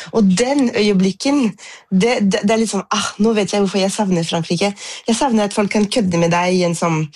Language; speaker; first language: Norwegian; non-native, fluent; French